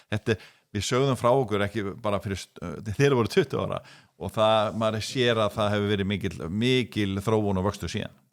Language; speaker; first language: Icelandic; native; Icelandic